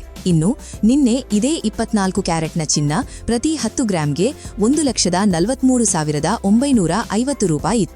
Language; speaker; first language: Kannada; native; Kannada